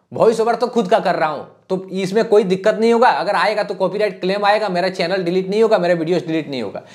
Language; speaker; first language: Hindi; native; Hindi